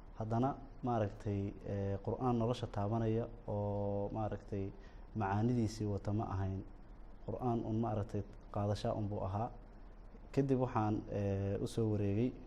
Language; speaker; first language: Somali; native; Somali